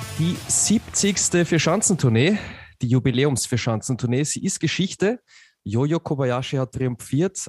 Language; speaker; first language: German; native; German